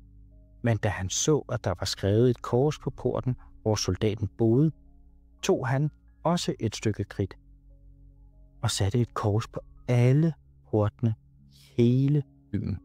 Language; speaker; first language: Danish; native; Danish